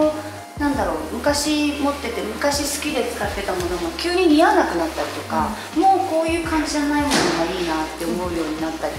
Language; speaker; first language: Japanese; native; Japanese